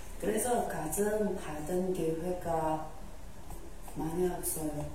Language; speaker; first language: Korean; non-native, learner; Chinese